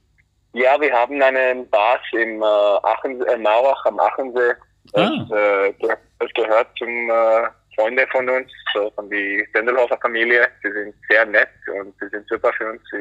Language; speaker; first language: German; non-native, fluent; English